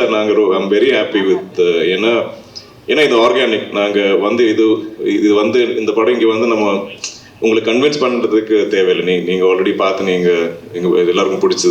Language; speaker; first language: Tamil; non-native, local second language; Malayalam